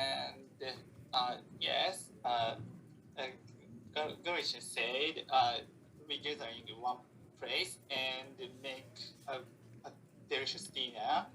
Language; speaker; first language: English; non-native, learner; Japanese